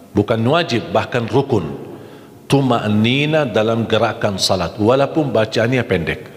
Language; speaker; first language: Malay; non-native, fluent; Arabic